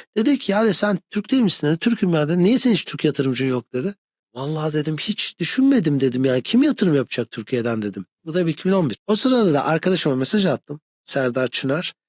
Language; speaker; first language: Turkish; early bilingual, other home language; English